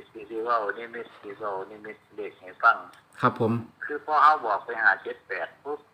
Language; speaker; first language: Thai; non-native, local second language; Lao